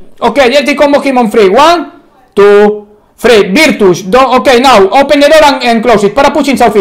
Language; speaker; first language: English; non-native, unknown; Spanish